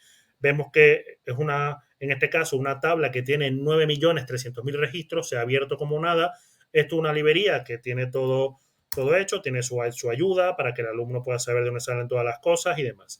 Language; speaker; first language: Spanish; native; Spanish